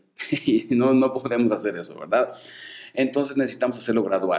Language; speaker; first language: Spanish; native; Spanish